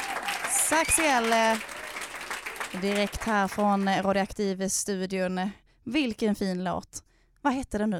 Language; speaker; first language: Swedish; native; Swedish